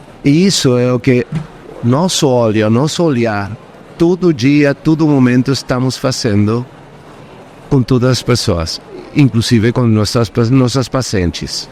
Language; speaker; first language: Portuguese; non-native, fluent; Spanish